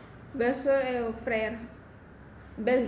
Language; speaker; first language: French; non-native, learner; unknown